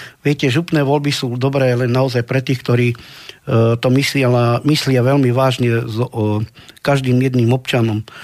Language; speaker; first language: Slovak; non-native, local second language; Romany